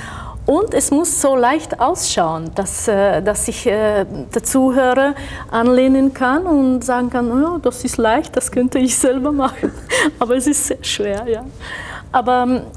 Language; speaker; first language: German; non-native, fluent; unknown